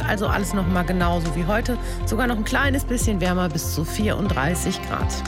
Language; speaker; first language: German; native; German